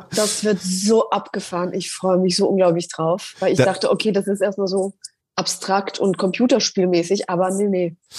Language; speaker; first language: German; early bilingual, other home language; Polish